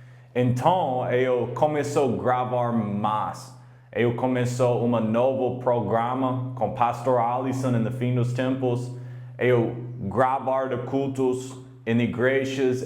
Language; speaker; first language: Portuguese; non-native, learner; English